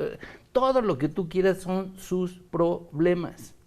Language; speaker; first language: Spanish; native; Spanish